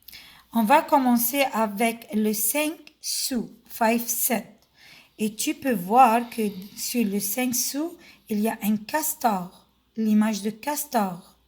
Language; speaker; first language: French; non-native, fluent; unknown